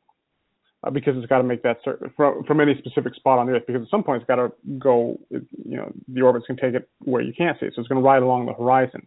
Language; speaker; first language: English; native; English